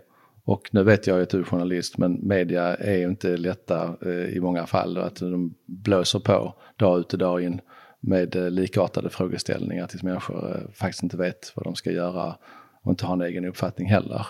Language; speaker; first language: Swedish; native; Swedish